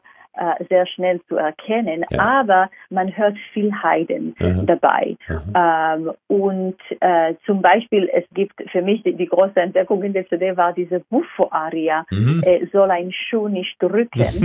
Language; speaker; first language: German; non-native, fluent; Hebrew